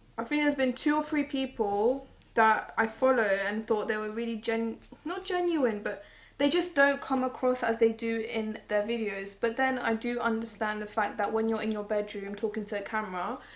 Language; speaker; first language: English; early bilingual, other home language; Morisyen